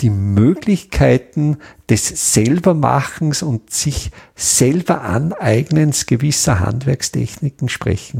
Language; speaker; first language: German; native; German